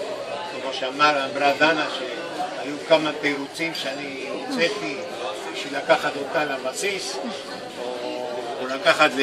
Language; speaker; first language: Hebrew; non-native, fluent; Spanish